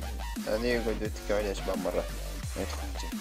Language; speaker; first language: Arabic; native; Arabic